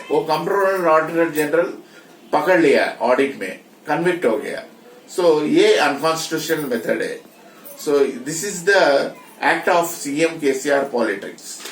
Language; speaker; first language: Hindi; non-native, local second language; Telugu